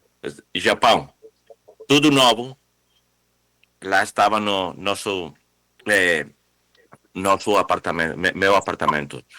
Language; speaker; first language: Portuguese; non-native, fluent; Spanish